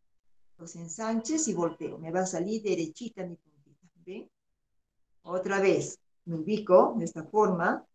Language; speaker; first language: Spanish; native; Spanish